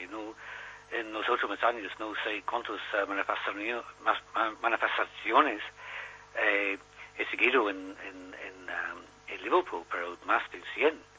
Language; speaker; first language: Spanish; non-native, learner; English